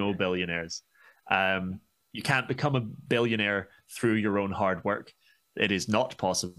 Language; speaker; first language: English; native; English